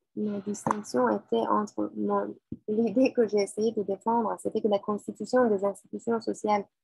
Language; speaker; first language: French; non-native, fluent; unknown